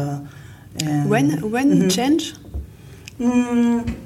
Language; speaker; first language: English; non-native, fluent; French